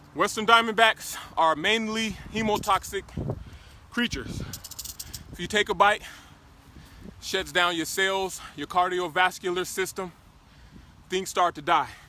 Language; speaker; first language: English; native; English